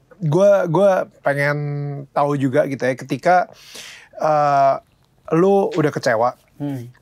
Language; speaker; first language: Indonesian; native; Indonesian